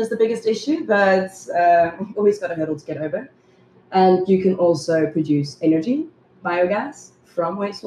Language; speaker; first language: English; native; English